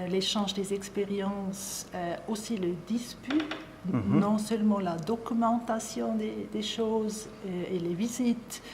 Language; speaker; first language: French; non-native, local second language; German